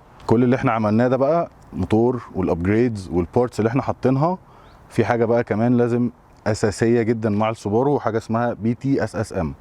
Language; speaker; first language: Arabic; native; Arabic